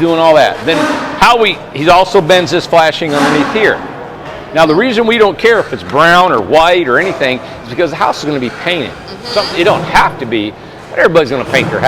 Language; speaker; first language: English; native; English